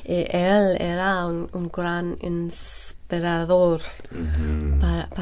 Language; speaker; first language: Spanish; non-native, fluent; English